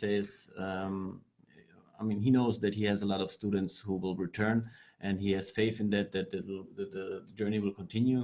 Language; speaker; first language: English; non-native, fluent; Croatian